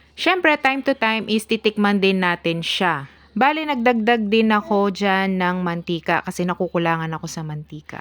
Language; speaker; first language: Filipino; non-native, local second language; Pampanga